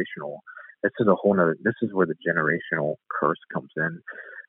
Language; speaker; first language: English; native; English